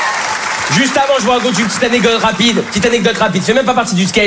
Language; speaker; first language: French; native; French